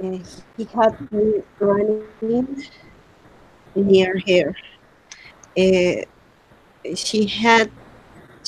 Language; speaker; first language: English; non-native, learner; Spanish